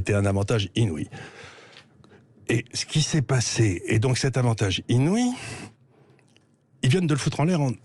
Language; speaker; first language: French; native; French